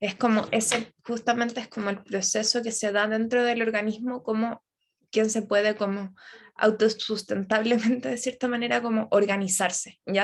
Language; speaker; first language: Spanish; native; Spanish